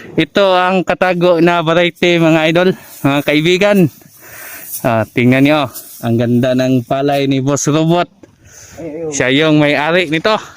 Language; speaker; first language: Filipino; non-native, local second language; Cebuano